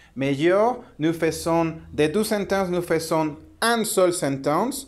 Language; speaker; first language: French; non-native, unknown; Spanish